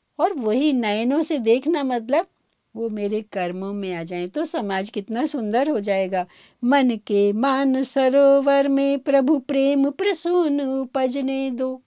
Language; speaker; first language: Hindi; native; Hindi